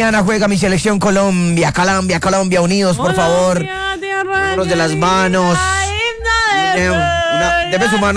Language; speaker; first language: Spanish; native; Spanish